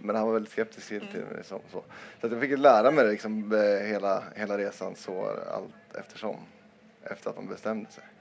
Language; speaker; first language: Swedish; native; Swedish